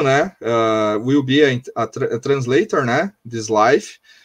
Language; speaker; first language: English; non-native, learner; Portuguese